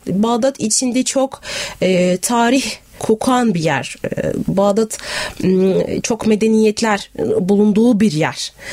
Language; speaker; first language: Turkish; non-native, fluent; Arabic